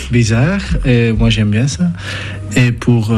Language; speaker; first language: French; non-native, fluent; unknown